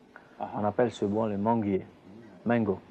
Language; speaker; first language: French; non-native, local second language; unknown